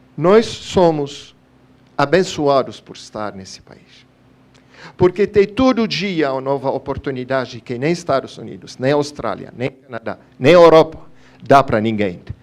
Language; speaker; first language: Portuguese; non-native, fluent; Arabic